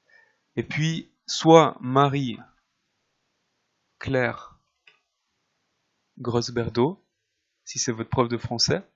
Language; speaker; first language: French; native; French